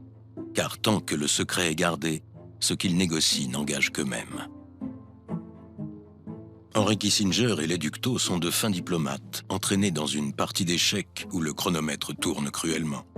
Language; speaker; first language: French; native; French